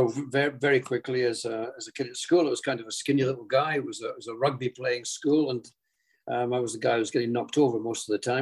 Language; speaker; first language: English; native; English